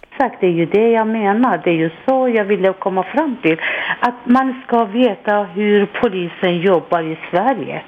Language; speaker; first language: Swedish; non-native, fluent; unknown